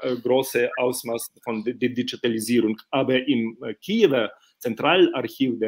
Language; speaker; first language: German; non-native, fluent; Ukrainian